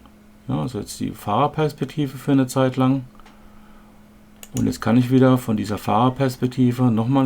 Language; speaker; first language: German; native; German